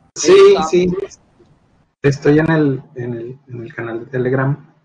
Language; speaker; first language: Spanish; native; Spanish